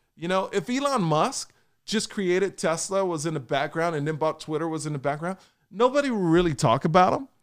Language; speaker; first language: English; native; English